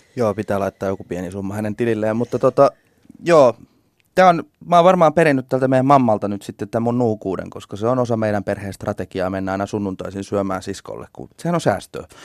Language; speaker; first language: Finnish; native; Finnish